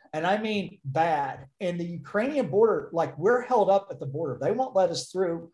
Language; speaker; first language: English; native; English